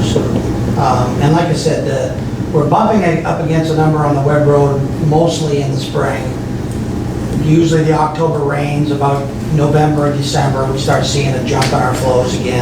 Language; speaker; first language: English; native; English